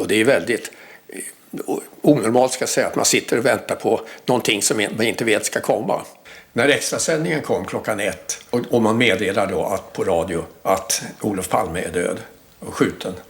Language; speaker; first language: Swedish; native; Swedish